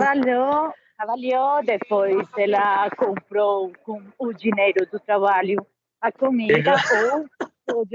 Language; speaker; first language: Portuguese; non-native, learner; Spanish